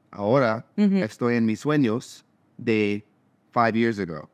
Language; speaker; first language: Spanish; non-native, learner; English